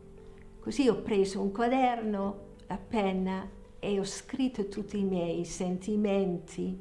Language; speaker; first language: Italian; non-native, fluent; Dutch